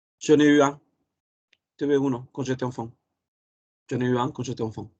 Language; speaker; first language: French; non-native, fluent; Spanish